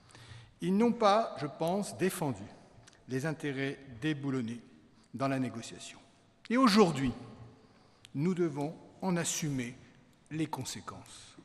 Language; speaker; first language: French; native; French